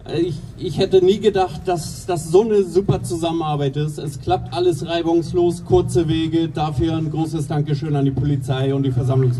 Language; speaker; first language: German; native; German